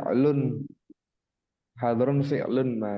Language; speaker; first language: Arabic; non-native, learner; Indonesian